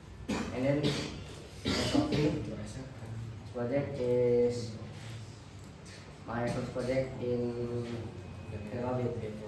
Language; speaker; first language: English; non-native, learner; Indonesian